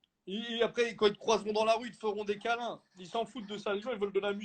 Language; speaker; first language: French; native; French